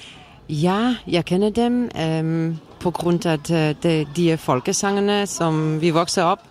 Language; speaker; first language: Danish; non-native, fluent; Polish